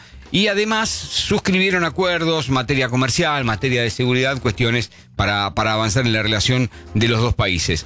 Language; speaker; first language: Spanish; native; Spanish